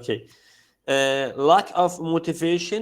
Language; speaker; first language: English; non-native, learner; Arabic